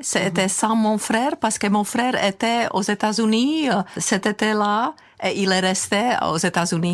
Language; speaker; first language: French; non-native, fluent; Czech